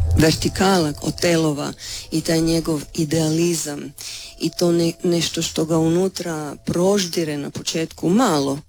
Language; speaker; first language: Croatian; non-native, fluent; Romanian